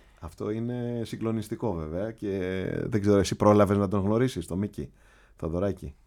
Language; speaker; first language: Greek; native; Greek